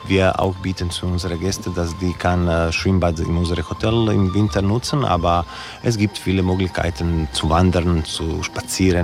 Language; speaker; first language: German; non-native, learner; Croatian